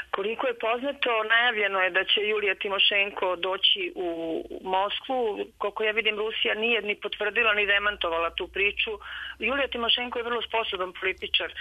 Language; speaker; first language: Serbian; native; Serbian